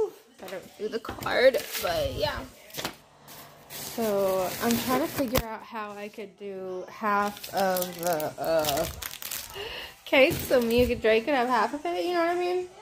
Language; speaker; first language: English; native; English